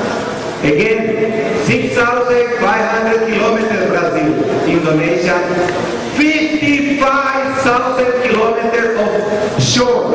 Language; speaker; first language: English; non-native, fluent; Spanish